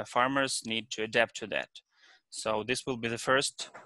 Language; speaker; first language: English; non-native, fluent; Ukrainian